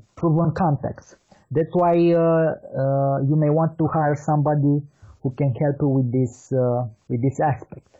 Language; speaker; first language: English; non-native, fluent; Romanian